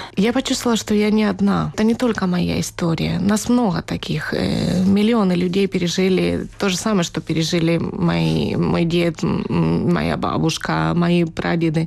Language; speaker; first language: Russian; native; Russian